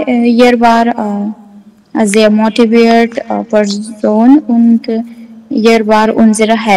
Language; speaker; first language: German; non-native, learner; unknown